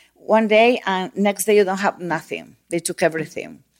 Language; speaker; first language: English; non-native, learner; Spanish